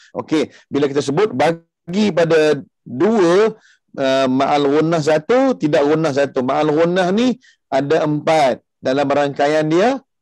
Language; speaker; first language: Malay; early bilingual, heritage; Malay